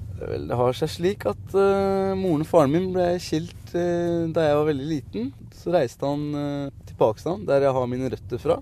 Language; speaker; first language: Norwegian; early bilingual, other home language; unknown